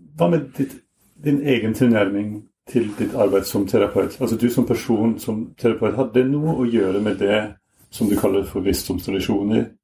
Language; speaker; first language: Norwegian; non-native, fluent; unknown